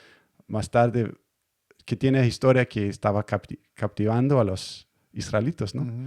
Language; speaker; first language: Spanish; non-native, learner; Danish